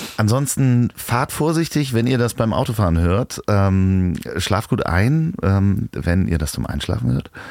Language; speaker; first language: German; native; German